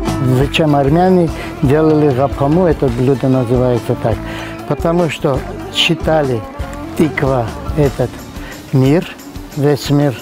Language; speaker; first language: Russian; non-native, fluent; Armenian